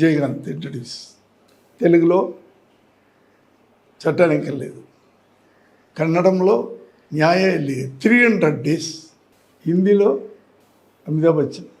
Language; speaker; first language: Telugu; non-native, learner; Tamil